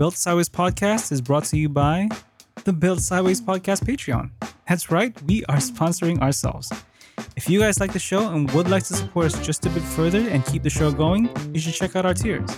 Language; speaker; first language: English; non-native, local second language; Filipino